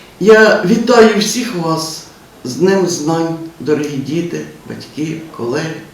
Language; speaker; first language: Ukrainian; native; Ukrainian